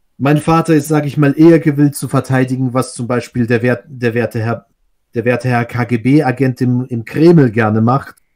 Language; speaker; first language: German; early bilingual, other home language; Russian